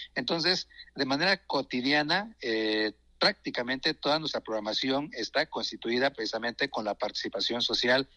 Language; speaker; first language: Spanish; non-native, local second language; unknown